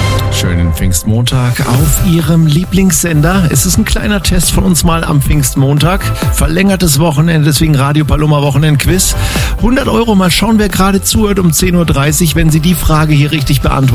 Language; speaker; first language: German; native; German